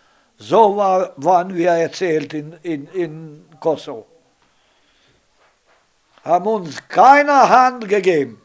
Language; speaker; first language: German; non-native, learner; Romany